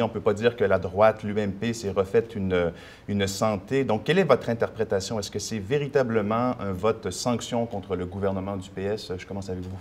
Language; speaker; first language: French; native; French